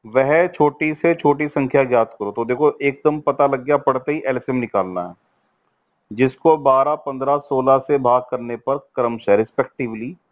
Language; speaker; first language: Hindi; native; Hindi